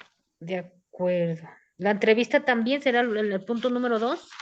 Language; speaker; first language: Spanish; native; Spanish